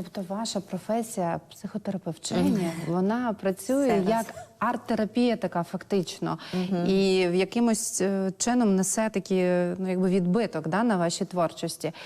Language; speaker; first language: Ukrainian; native; Ukrainian